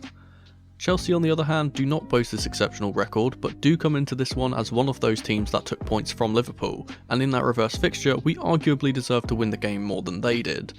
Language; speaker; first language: English; native; English